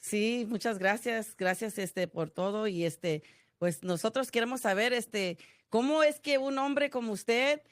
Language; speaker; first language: Spanish; early bilingual, heritage; Spanish